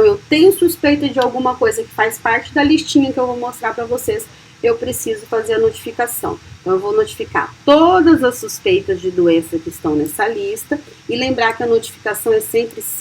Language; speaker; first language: Portuguese; native; Portuguese